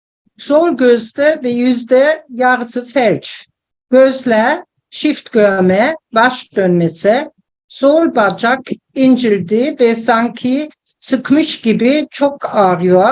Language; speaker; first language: Turkish; non-native, learner; German